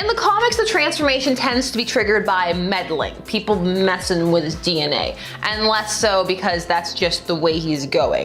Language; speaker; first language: English; native; English